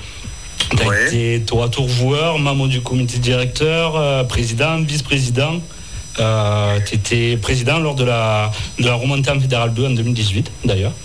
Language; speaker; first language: French; native; French